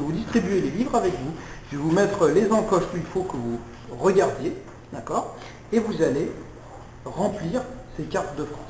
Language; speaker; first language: French; native; French